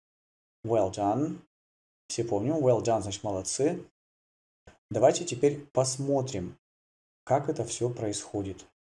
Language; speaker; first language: Russian; native; Russian